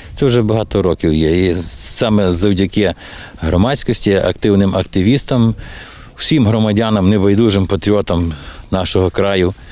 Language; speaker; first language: Ukrainian; native; Ukrainian